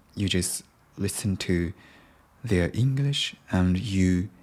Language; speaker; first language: English; non-native, learner; Japanese